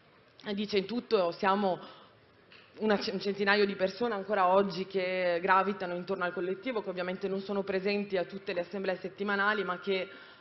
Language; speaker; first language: Italian; native; Italian